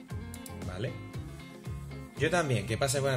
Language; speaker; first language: Spanish; native; Spanish